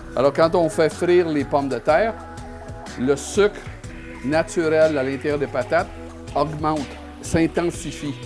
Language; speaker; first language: French; native; French